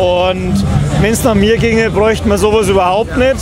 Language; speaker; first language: German; native; German